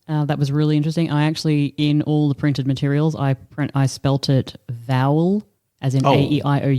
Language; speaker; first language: English; native; English